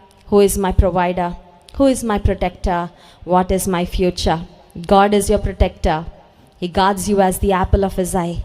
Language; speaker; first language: English; non-native, local second language; Telugu